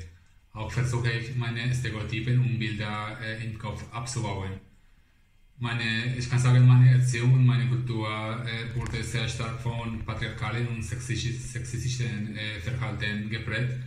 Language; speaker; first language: German; non-native, fluent; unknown